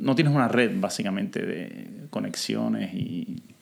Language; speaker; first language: Spanish; native; Spanish